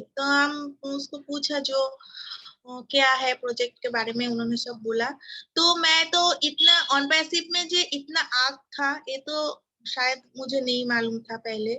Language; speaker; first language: Hindi; non-native, local second language; Bangla